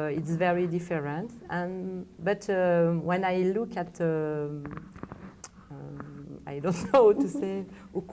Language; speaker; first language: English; non-native, learner; French